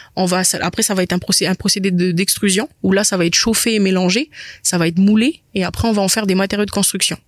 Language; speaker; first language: French; native; French